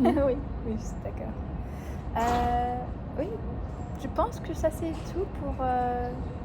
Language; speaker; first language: French; non-native, learner; English